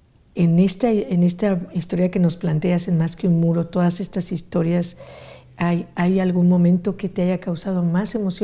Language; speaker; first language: Spanish; native; Spanish